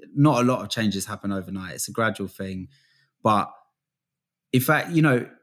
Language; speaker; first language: English; native; English